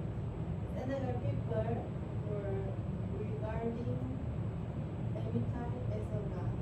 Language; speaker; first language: English; non-native, learner; Korean